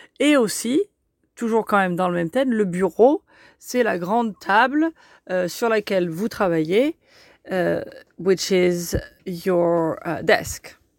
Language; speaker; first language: French; native; French